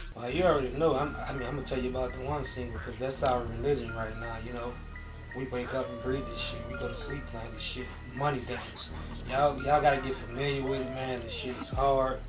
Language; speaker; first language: English; native; English